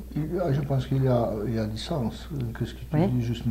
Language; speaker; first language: French; non-native, fluent; Portuguese